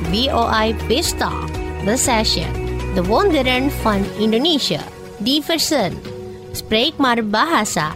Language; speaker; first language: Dutch; non-native, fluent; Indonesian